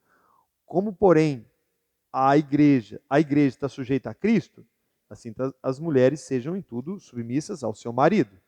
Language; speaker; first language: Portuguese; native; Portuguese